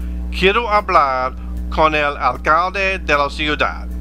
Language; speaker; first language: Spanish; non-native, learner; English